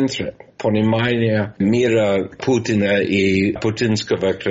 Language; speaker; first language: Russian; non-native, fluent; English